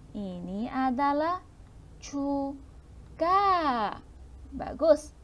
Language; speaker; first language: Malay; non-native, local second language; Chinese